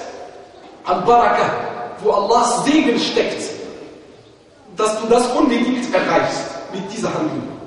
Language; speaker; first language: German; non-native, fluent; Arabic